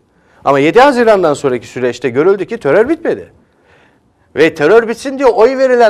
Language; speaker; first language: Turkish; native; Turkish